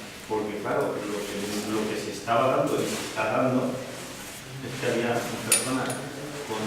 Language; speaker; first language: Spanish; native; Spanish